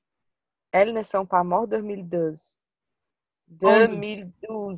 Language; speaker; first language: French; non-native, learner; Portuguese